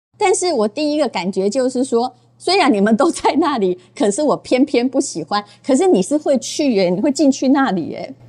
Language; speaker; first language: Chinese; native; Chinese